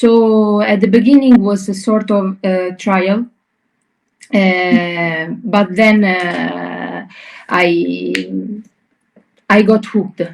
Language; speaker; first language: English; non-native, learner; Italian